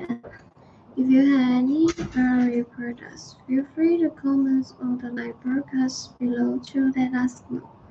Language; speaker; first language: English; non-native, learner; Chinese